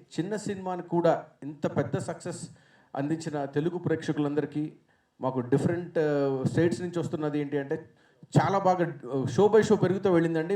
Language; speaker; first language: Telugu; native; Telugu